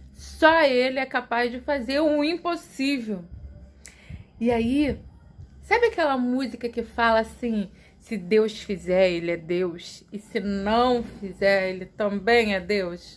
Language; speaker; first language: Portuguese; native; Portuguese